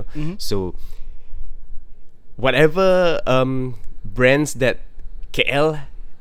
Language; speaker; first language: English; non-native, local second language; Malay